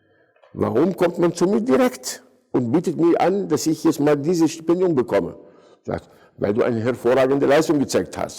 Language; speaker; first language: German; non-native, fluent; Arabic